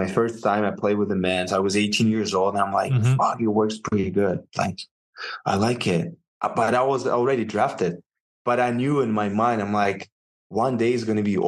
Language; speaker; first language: English; non-native, fluent; Russian